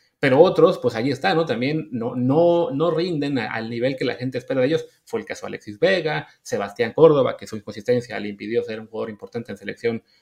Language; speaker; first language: Spanish; native; Spanish